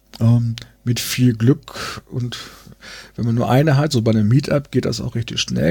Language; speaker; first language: German; native; German